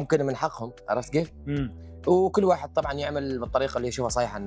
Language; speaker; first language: Arabic; native; Arabic